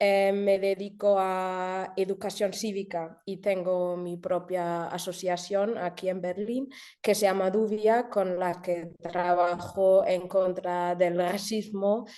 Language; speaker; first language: Spanish; early bilingual, heritage; German